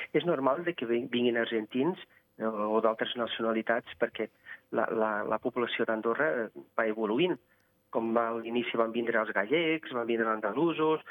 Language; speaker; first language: Catalan; non-native, fluent; Portuguese